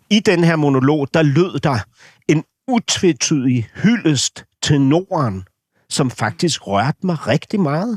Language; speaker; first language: Danish; native; Danish